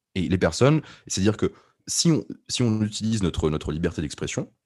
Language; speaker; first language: French; non-native, local second language; Arabic